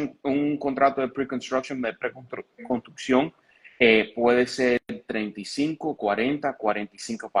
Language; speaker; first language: Spanish; early bilingual, heritage; Spanish